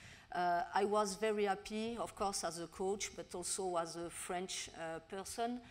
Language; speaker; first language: English; non-native, learner; French